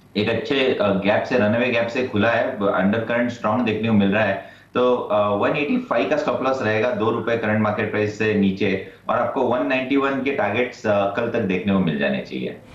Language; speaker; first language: Hindi; non-native, local second language; Marathi